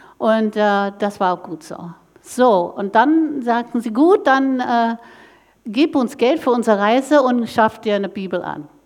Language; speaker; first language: German; non-native, fluent; English